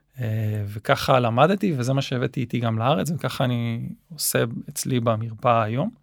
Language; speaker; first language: Hebrew; native; Hebrew